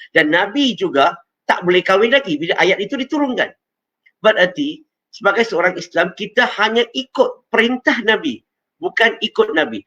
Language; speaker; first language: Malay; non-native, local second language; Chinese